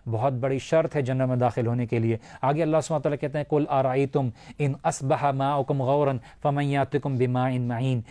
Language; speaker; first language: Urdu; native; Urdu